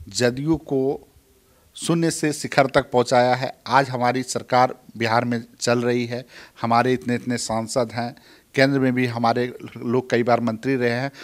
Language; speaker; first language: Hindi; native; Hindi